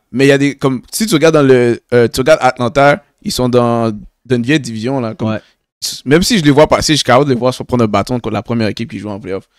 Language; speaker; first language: French; native; French